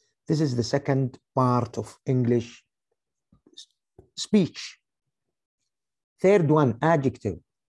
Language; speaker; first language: English; non-native, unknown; Arabic